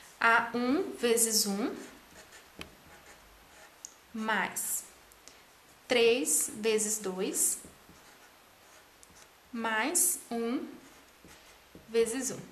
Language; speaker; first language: Portuguese; native; Portuguese